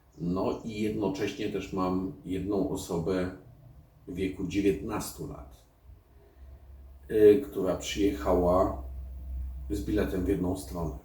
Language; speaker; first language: Polish; native; Polish